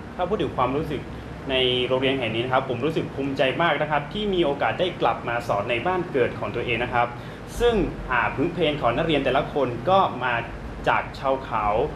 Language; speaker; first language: Thai; non-native, local second language; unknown